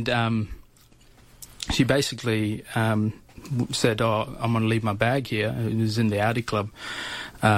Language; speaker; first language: English; native; English